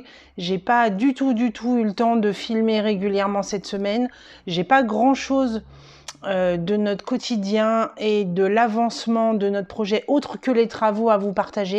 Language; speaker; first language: French; native; French